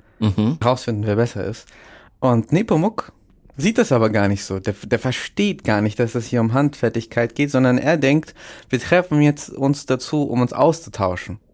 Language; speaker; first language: German; early bilingual, other home language; Russian